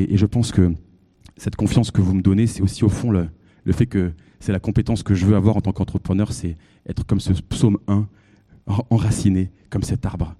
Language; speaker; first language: French; native; French